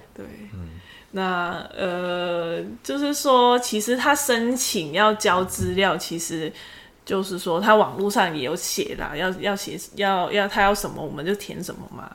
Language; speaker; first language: Chinese; native; Chinese